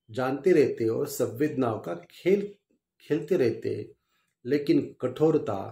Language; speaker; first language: Hindi; non-native, local second language; Marathi